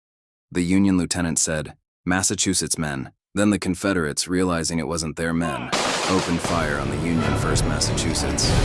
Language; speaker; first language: English; native; English